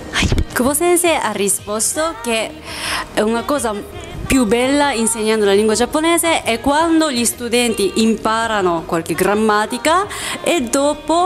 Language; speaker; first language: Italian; non-native, fluent; Japanese